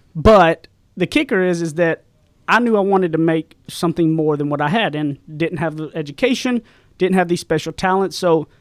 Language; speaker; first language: English; native; English